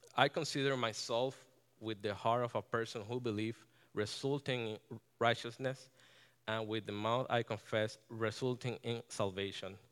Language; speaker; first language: English; non-native, fluent; Spanish